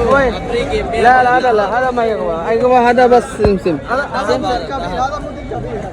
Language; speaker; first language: Arabic; non-native, learner; Bangla